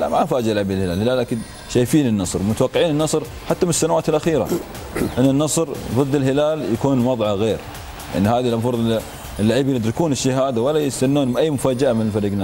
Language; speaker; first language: Arabic; native; Arabic